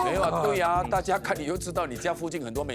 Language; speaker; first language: Chinese; native; Chinese